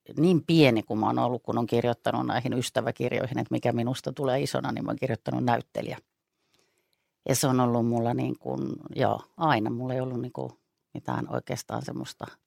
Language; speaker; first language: Finnish; native; Finnish